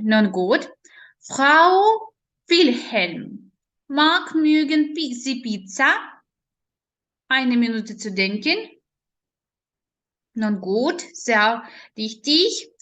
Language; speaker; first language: German; non-native, learner; Ukrainian